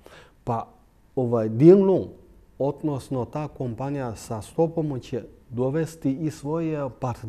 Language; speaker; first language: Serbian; non-native, fluent; Chinese